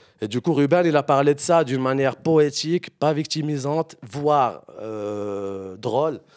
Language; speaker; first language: French; non-native, local second language; Arabic